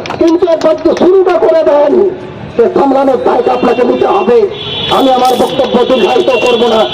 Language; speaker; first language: Bangla; non-native, local second language; Santali